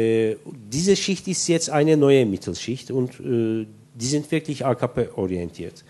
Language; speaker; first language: German; non-native, fluent; Turkish